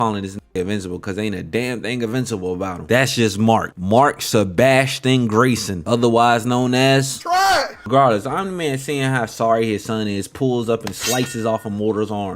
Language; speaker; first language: English; native; English